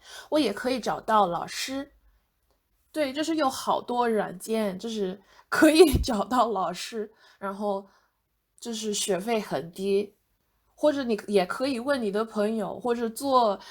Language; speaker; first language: Chinese; non-native, fluent; English